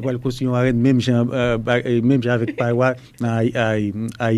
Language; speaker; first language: Portuguese; non-native, learner; Haitian Creole